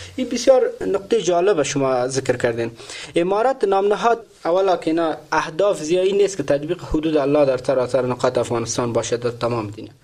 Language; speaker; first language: Persian; native; Persian